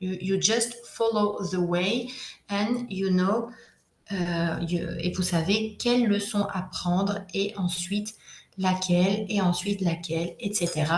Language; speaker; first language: French; native; French